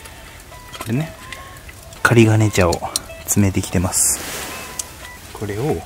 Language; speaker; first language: Japanese; native; Japanese